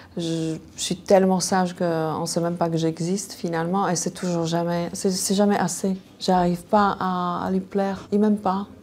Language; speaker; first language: French; non-native, fluent; Slovak